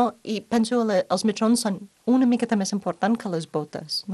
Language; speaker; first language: Catalan; non-native, fluent; English